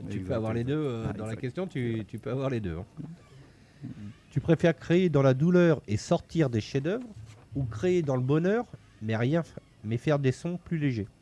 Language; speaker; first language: French; native; French